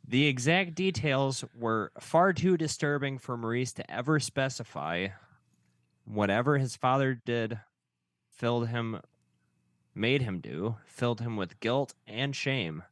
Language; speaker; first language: English; native; English